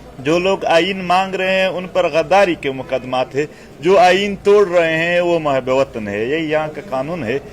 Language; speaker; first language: Urdu; non-native, local second language; Pashto